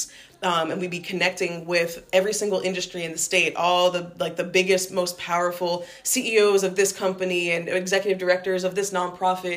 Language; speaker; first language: English; native; English